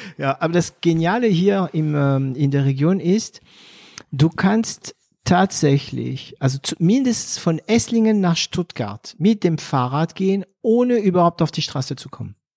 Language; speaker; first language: German; non-native, fluent; French